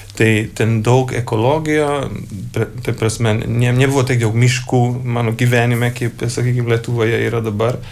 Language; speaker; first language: Lithuanian; non-native, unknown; Hungarian